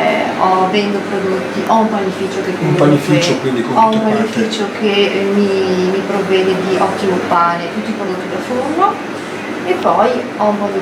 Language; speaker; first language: Italian; native; Italian